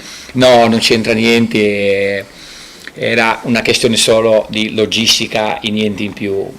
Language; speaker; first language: Italian; non-native, fluent; Portuguese